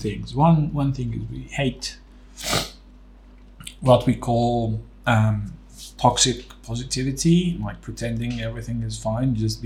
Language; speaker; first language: English; non-native, fluent; Greek